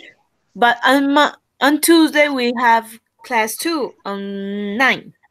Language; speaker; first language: English; non-native, learner; Spanish